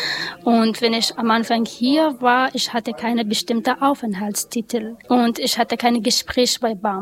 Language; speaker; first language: German; non-native, learner; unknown